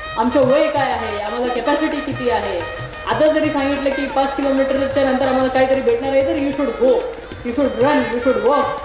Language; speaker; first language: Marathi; non-native, fluent; Kannada